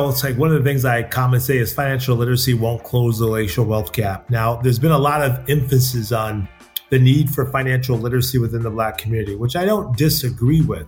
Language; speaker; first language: English; native; English